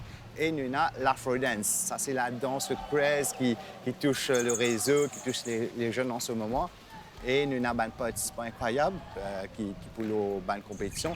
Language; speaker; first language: French; non-native, local second language; Morisyen